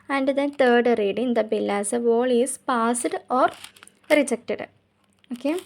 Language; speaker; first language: English; non-native, local second language; Malayalam